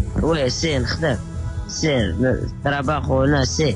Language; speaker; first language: Spanish; non-native, learner; Arabic